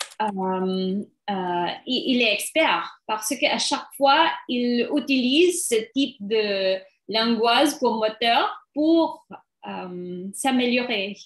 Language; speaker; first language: French; non-native, learner; English